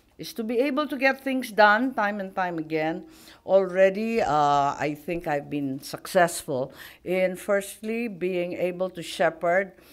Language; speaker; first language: English; non-native, local second language; Filipino